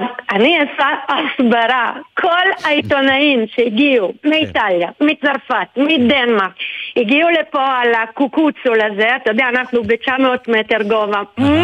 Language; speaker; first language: Hebrew; non-native, fluent; Italian